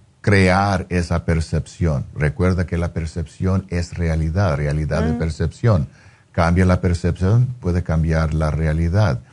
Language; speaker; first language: Spanish; non-native, fluent; English